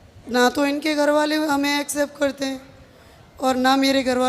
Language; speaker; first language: Hindi; native; Hindi